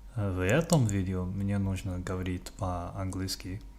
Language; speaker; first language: Russian; non-native, learner; English